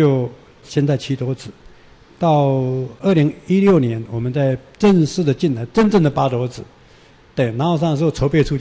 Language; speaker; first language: Chinese; native; Chinese